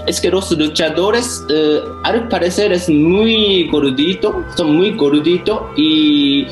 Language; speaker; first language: Spanish; non-native, fluent; Japanese